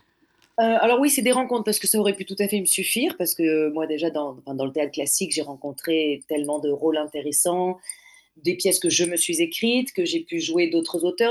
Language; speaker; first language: French; native; French